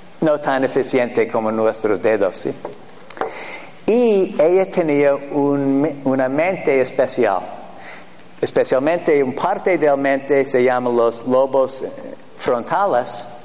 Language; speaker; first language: Spanish; non-native, fluent; English